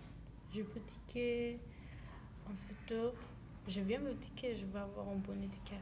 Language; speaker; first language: French; non-native, learner; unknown